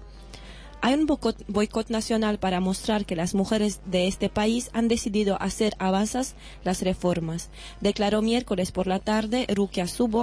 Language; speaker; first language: Spanish; native; Spanish